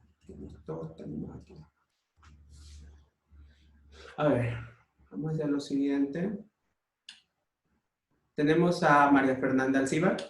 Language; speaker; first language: Spanish; native; Spanish